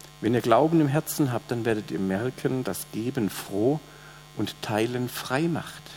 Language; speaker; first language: German; native; German